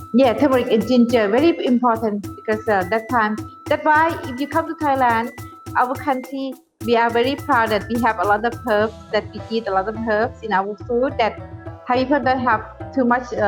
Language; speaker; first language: English; non-native, fluent; Thai